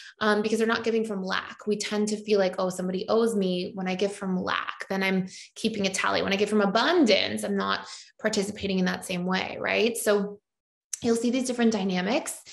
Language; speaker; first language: English; native; English